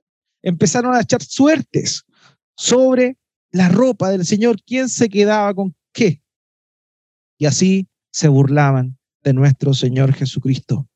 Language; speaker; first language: Spanish; native; Spanish